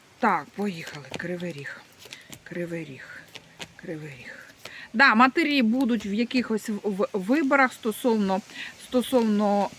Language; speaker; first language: Ukrainian; non-native, local second language; Russian